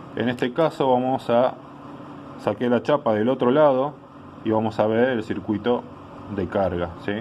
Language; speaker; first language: Spanish; native; Spanish